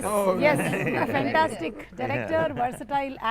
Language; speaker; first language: Telugu; native; Telugu